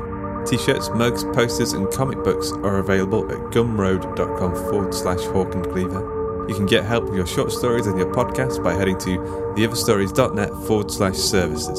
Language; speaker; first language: English; native; English